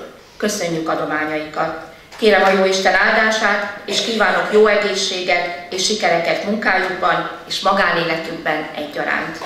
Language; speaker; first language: Hungarian; native; Hungarian